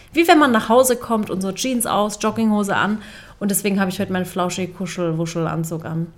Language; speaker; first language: German; early bilingual, other home language; Turkish